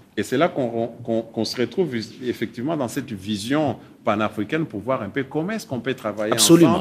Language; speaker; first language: French; non-native, local second language; Swahili